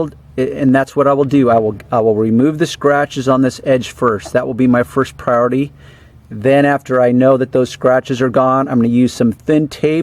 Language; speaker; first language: English; native; English